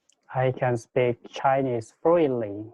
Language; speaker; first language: English; non-native, learner; Lao